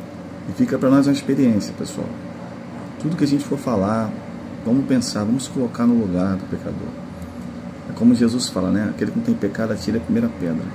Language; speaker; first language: Portuguese; native; Portuguese